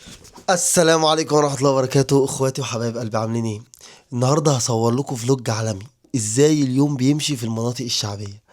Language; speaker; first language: Arabic; native; Arabic